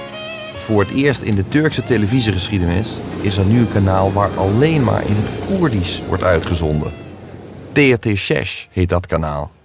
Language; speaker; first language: Dutch; native; Dutch